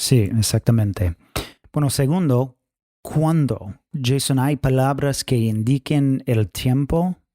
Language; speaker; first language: Spanish; non-native, fluent; English